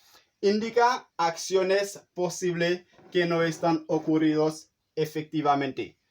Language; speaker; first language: Spanish; non-native, fluent; Haitian Creole